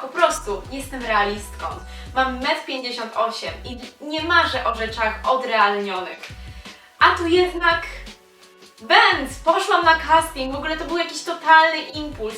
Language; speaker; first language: Polish; native; Polish